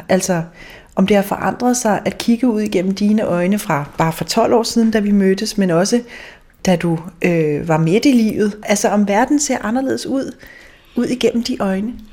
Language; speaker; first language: Danish; native; Danish